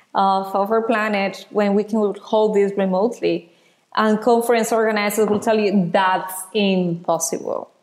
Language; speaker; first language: English; non-native, fluent; Spanish